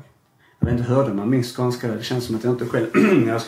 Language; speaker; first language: Swedish; native; Swedish